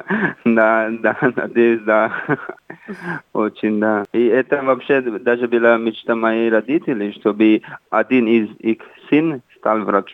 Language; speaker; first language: Russian; non-native, fluent; Hindi